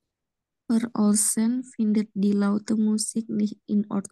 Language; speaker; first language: German; non-native, learner; Indonesian